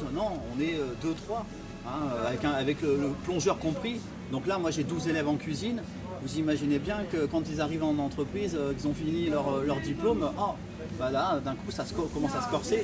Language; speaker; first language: French; native; French